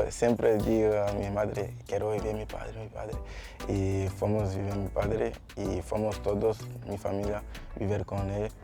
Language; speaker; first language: Spanish; non-native, learner; Portuguese